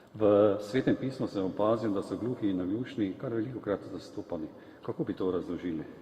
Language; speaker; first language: Slovenian; native; Slovenian